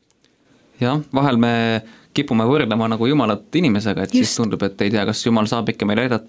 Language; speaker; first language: Estonian; native; Estonian